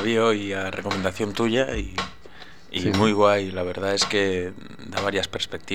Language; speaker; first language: Spanish; native; Spanish